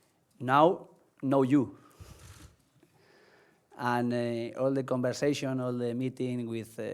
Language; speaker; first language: English; non-native, learner; Spanish